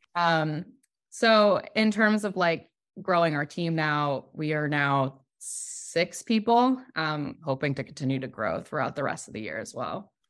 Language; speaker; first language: English; native; English